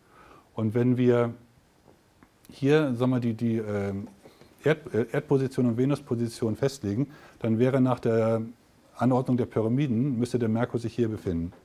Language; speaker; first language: German; native; German